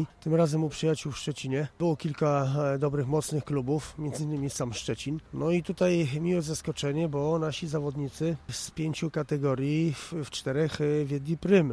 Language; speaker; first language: Polish; native; Polish